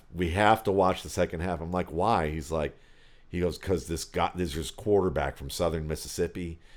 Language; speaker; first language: English; native; English